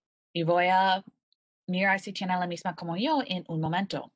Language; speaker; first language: Spanish; non-native, learner; English